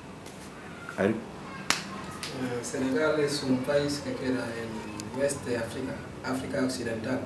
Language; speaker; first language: Spanish; non-native, local second language; Wolof